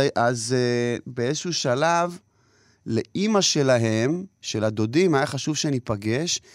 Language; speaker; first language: Hebrew; native; Hebrew